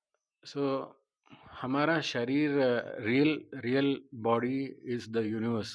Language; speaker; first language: Hindi; non-native, learner; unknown